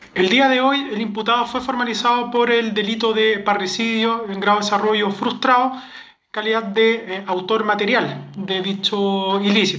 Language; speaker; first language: Spanish; native; Spanish